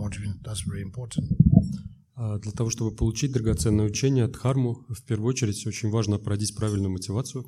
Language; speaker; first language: Russian; native; Russian